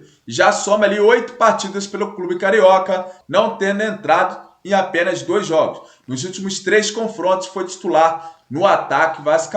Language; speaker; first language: Portuguese; native; Portuguese